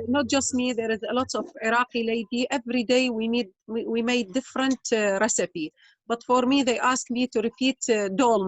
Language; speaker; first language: English; non-native, learner; Arabic